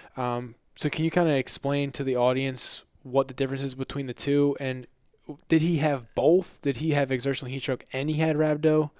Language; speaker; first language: English; native; English